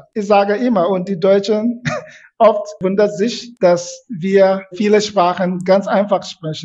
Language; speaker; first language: German; non-native, fluent; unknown